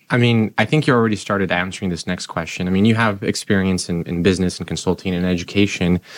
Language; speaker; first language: English; non-native, fluent; Portuguese